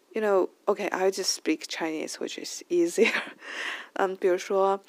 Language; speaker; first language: English; non-native, fluent; Chinese